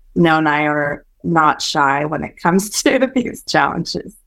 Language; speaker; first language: English; early bilingual, other home language; Min Nan Chinese